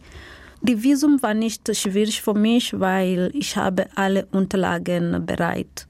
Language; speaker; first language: German; non-native, learner; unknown